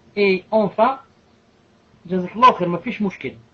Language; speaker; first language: French; non-native, local second language; Arabic